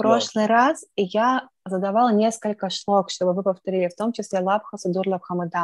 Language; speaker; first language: Russian; native; Russian